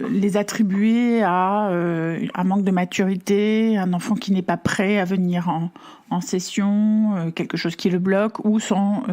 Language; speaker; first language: French; native; French